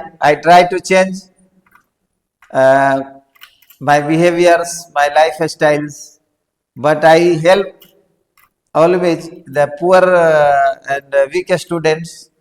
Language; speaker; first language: English; non-native, learner; Hindi